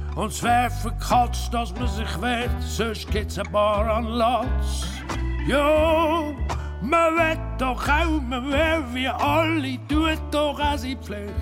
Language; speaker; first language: German; native; German